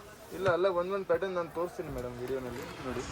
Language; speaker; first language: Kannada; non-native, local second language; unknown